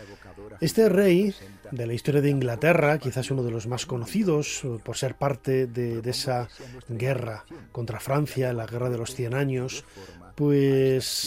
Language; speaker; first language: Spanish; native; Spanish